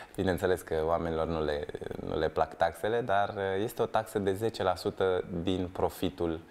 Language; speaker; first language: Romanian; native; Romanian